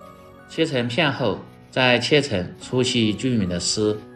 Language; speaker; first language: Chinese; native; Chinese